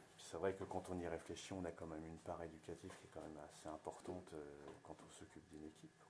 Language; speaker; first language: French; native; French